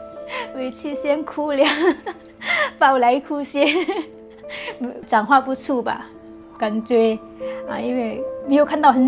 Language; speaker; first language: Chinese; non-native, fluent; Burmese